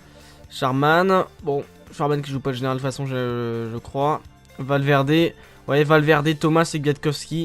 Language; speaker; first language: French; native; French